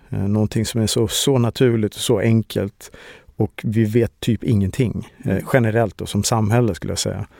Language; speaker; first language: Swedish; native; Swedish